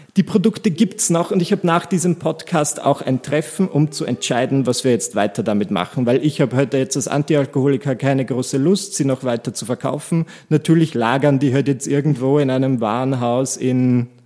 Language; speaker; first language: German; native; German